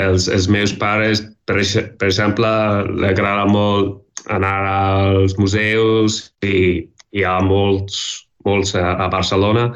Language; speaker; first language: Catalan; non-native, learner; English